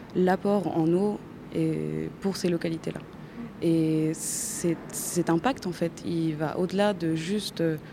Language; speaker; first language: French; non-native, fluent; Spanish